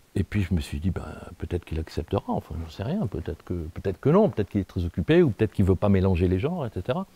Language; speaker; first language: French; native; French